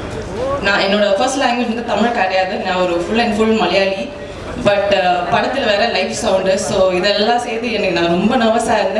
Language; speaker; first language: Tamil; non-native, local second language; Malayalam